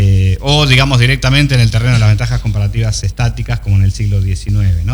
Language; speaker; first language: Spanish; native; Spanish